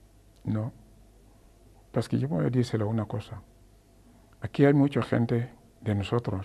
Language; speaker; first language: Spanish; non-native, learner; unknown